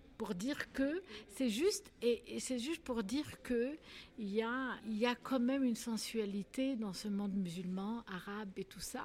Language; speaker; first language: French; non-native, local second language; Arabic